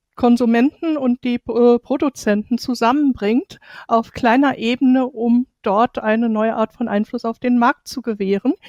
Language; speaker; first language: German; native; German